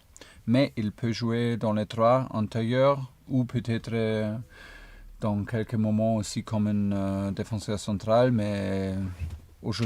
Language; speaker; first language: French; non-native, fluent; German